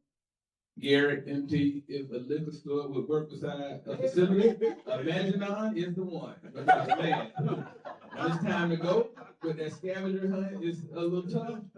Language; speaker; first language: English; native; English